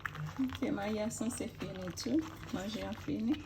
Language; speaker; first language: French; non-native, learner; Haitian Creole